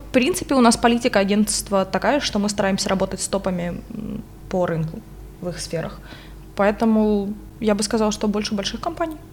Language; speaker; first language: Russian; non-native, local second language; Ukrainian